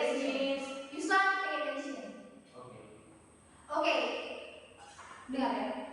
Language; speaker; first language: English; non-native, learner; Indonesian